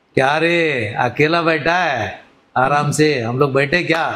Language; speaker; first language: Hindi; non-native, local second language; Marathi